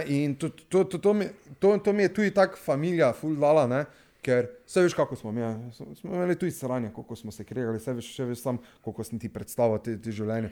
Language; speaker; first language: Slovenian; non-native, local second language; Serbian